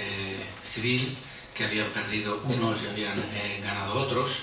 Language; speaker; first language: Spanish; native; Spanish